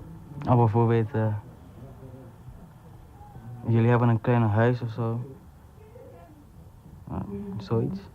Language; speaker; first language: Dutch; early bilingual, other home language; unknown